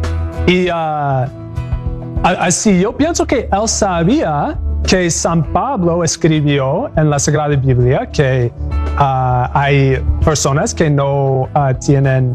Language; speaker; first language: Spanish; non-native, learner; English